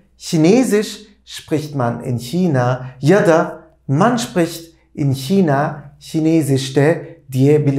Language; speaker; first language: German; non-native, fluent; Turkish